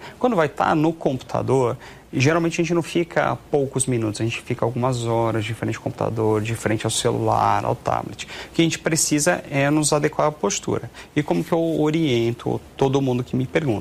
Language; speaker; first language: Portuguese; native; Portuguese